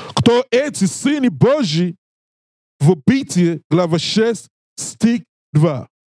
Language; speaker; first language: Russian; non-native, learner; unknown